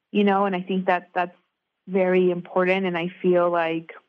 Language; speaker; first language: English; native; English